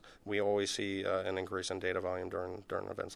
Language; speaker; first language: English; native; English